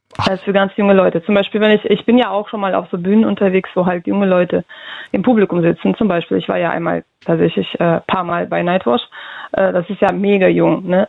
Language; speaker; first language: German; early bilingual, other home language; Russian